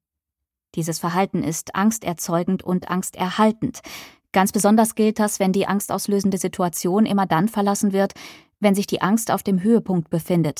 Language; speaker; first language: German; native; German